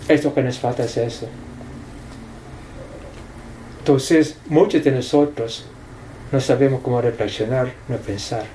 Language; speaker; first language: Spanish; non-native, fluent; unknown